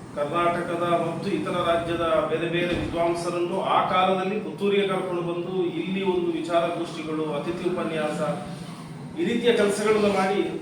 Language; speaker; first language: Kannada; native; Kannada